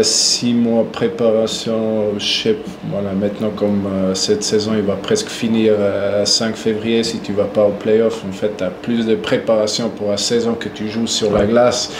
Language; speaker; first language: French; non-native, local second language; German